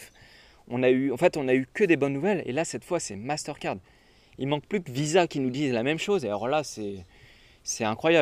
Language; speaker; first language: French; native; French